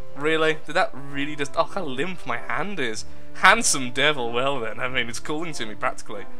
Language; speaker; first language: English; native; English